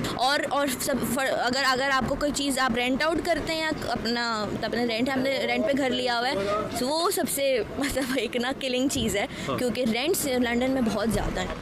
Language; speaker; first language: Urdu; native; Urdu